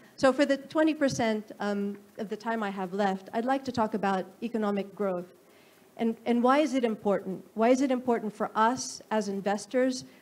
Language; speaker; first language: English; non-native, local second language; Filipino